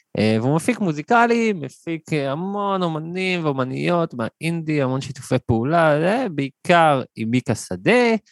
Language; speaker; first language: Hebrew; native; Hebrew